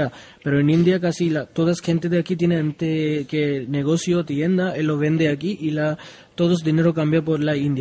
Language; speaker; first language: Spanish; non-native, learner; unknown